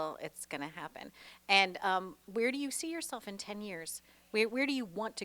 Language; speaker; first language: English; native; English